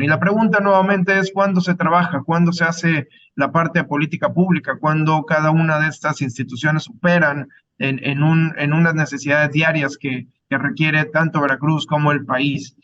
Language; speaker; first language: Spanish; native; Spanish